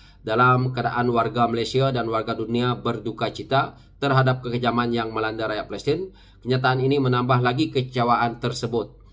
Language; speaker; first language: Malay; non-native, local second language; Iban